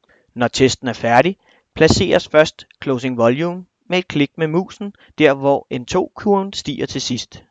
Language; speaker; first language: Danish; native; Danish